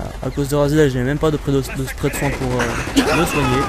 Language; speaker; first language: French; native; French